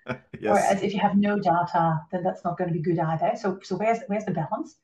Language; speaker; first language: English; non-native, fluent; Dutch